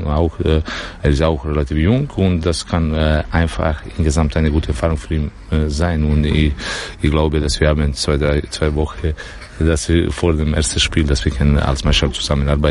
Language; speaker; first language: German; non-native, learner; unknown